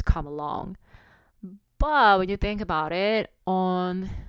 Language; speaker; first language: English; non-native, fluent; Korean